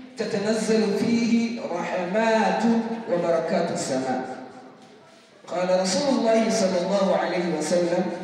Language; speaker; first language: Arabic; non-native, learner; Hausa